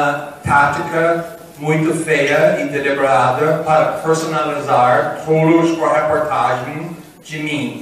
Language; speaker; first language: Portuguese; non-native, fluent; English